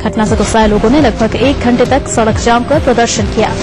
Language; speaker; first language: Hindi; native; Hindi